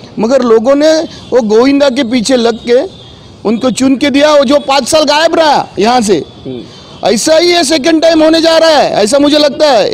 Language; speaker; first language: Hindi; non-native, local second language; Marathi